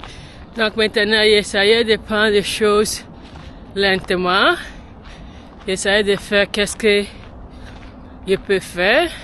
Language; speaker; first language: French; non-native, learner; English